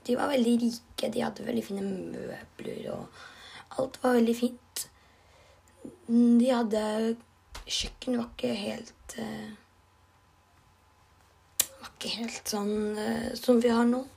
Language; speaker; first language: Norwegian; non-native, learner; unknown